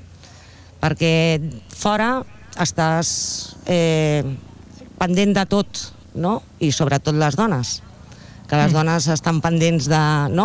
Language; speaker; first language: Catalan; non-native, local second language; Spanish